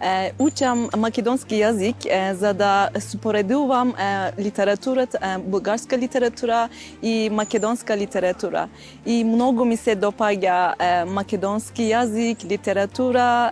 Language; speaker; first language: Macedonian; non-native, learner; Turkish